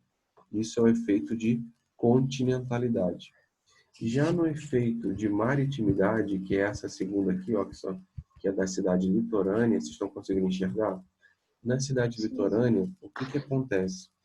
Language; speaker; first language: Portuguese; native; Portuguese